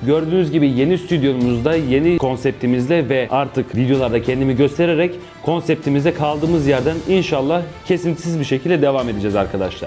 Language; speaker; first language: Turkish; native; Turkish